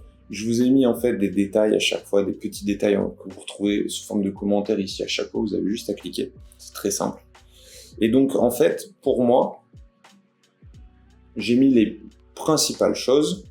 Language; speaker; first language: French; native; French